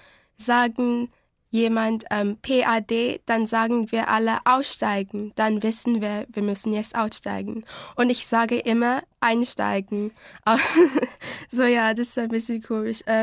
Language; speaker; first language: German; non-native, learner; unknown